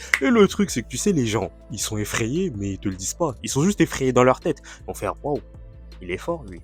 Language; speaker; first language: French; native; French